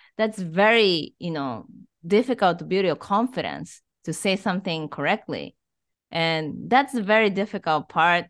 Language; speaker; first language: English; non-native, fluent; Japanese